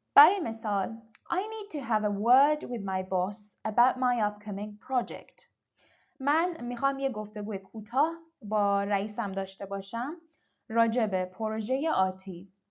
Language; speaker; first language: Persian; native; Persian